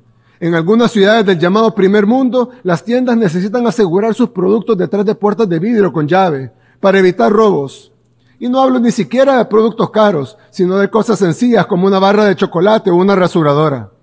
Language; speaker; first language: Spanish; native; Spanish